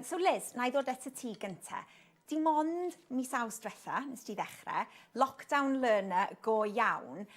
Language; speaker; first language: Welsh; native; Welsh